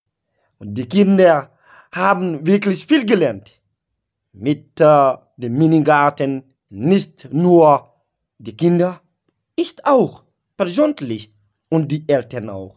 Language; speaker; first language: German; non-native, learner; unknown